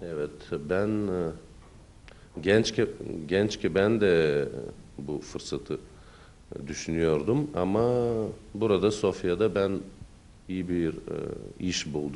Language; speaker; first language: Turkish; early bilingual, heritage; Turkish